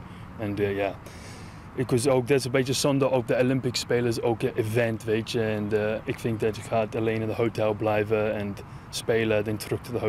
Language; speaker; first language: Dutch; non-native, learner; English